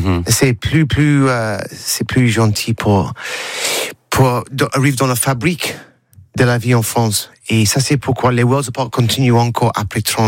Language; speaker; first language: French; non-native, learner; English